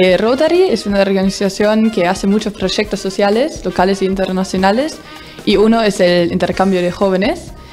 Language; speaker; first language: Spanish; non-native, fluent; German